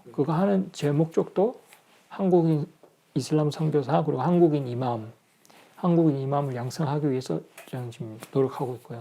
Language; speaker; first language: Korean; native; Korean